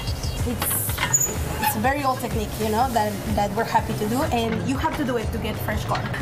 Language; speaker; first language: English; non-native, fluent; Spanish